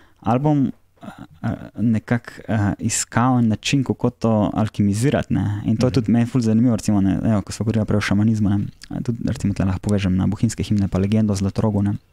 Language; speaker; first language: Slovenian; native; Slovenian